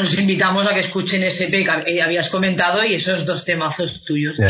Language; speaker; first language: Spanish; native; Spanish